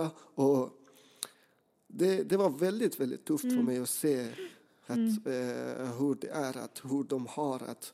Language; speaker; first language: Swedish; non-native, fluent; Persian